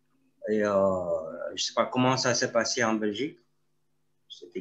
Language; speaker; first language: French; non-native, fluent; Romanian